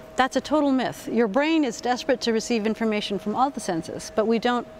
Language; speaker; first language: English; native; English